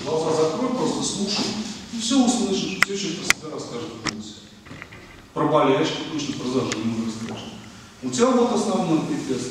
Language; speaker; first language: Russian; native; Russian